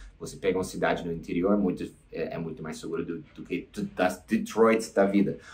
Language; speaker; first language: Portuguese; non-native, fluent; English